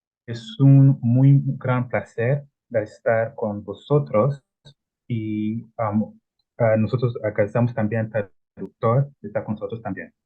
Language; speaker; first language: Spanish; non-native, learner; Italian